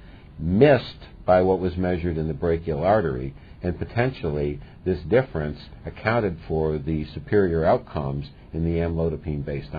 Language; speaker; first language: English; native; English